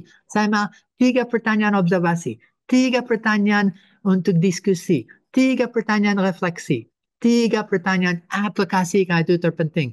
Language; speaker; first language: Indonesian; non-native, fluent; English